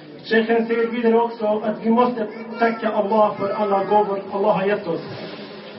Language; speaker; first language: Swedish; non-native, local second language; Arabic